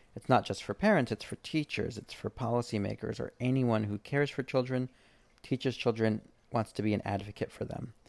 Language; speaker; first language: English; native; English